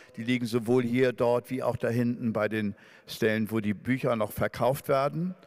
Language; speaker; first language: German; native; German